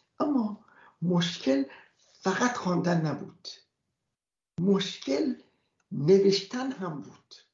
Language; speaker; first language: Persian; non-native, local second language; Kurdish